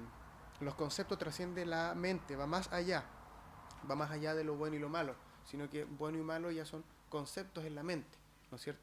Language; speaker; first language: Spanish; native; Spanish